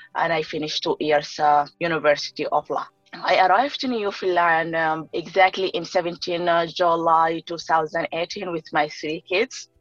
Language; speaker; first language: English; non-native, learner; Arabic